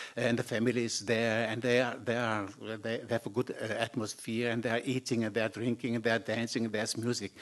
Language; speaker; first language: English; non-native, fluent; German